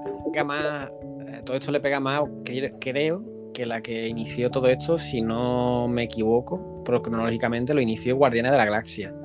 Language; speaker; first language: Spanish; native; Spanish